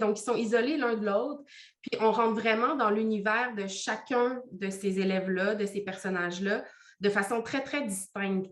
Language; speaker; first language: French; native; French